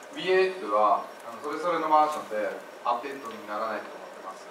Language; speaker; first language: Japanese; non-native, fluent; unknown